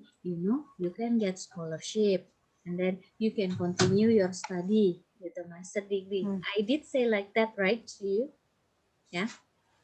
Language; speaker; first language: English; non-native, fluent; Indonesian